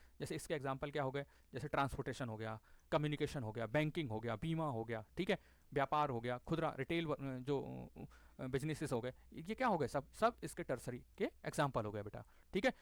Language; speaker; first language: Hindi; native; Hindi